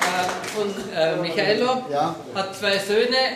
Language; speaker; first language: German; non-native, fluent; Slovenian